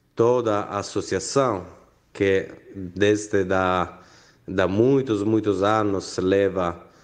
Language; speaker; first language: Portuguese; non-native, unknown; Italian